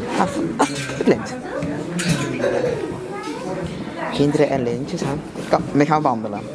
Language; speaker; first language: Dutch; native; Dutch